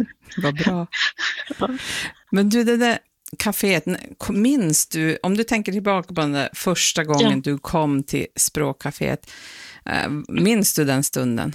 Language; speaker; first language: Swedish; native; Swedish